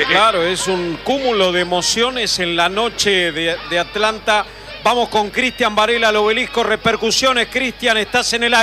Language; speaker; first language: Spanish; native; Spanish